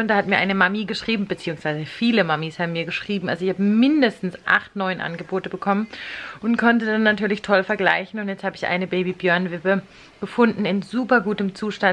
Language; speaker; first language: German; native; German